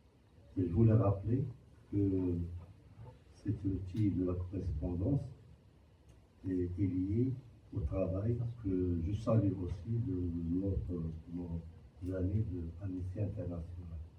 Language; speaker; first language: French; non-native, local second language; Arabic